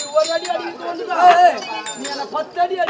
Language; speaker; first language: Tamil; native; Tamil